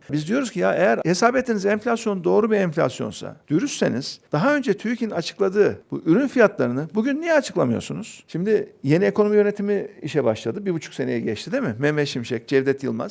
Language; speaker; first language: Turkish; native; Turkish